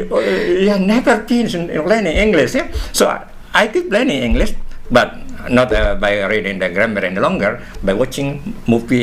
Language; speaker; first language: English; non-native, fluent; Indonesian